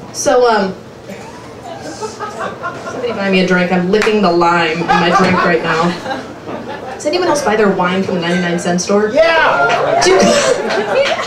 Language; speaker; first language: English; native; English